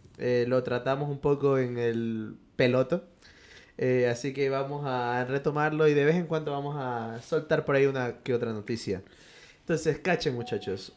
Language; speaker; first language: Spanish; native; Spanish